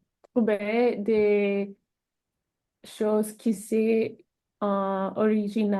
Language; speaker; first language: French; non-native, learner; English